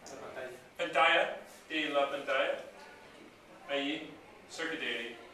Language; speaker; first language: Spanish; non-native, learner; English